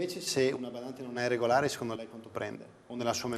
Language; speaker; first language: Italian; native; Italian